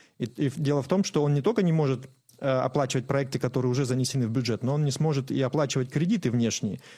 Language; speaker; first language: Russian; native; Russian